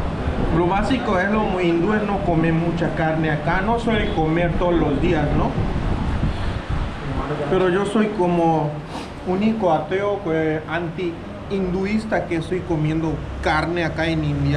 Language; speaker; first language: Spanish; non-native, fluent; Hindi